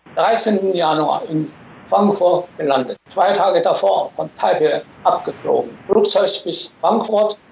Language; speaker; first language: German; non-native, fluent; Chinese